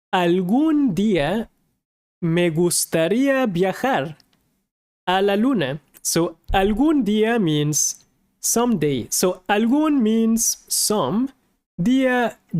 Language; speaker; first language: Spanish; non-native, fluent; English